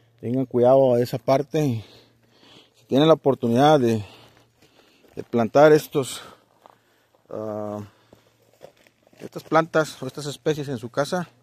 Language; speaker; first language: Spanish; native; Spanish